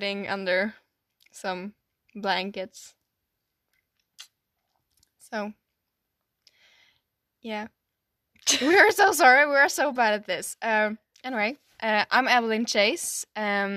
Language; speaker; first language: English; non-native, fluent; Swedish